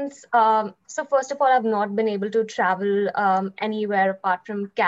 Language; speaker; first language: English; non-native, local second language; Hindi